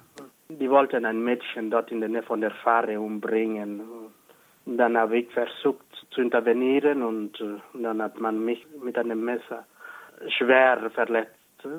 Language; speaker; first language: German; non-native, fluent; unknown